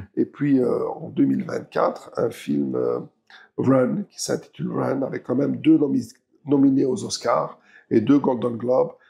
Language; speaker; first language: French; early bilingual, other home language; Arabic